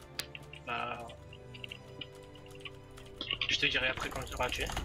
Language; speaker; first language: French; native; French